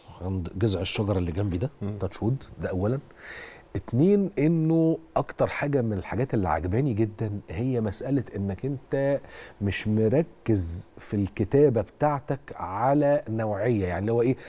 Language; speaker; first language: Arabic; native; Arabic